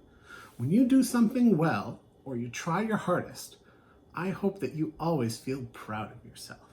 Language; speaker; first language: English; native; English